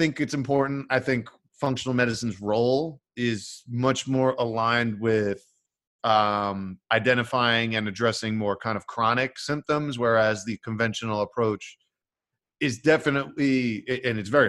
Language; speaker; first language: English; native; English